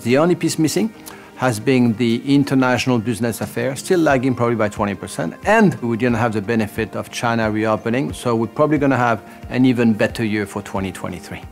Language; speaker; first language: English; non-native, fluent; French